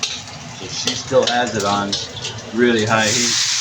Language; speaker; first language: English; native; English